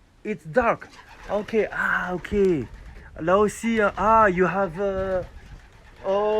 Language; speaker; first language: English; non-native, learner; French